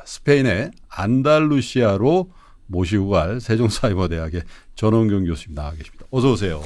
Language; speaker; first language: Korean; native; Korean